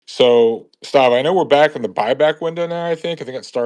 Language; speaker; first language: English; native; English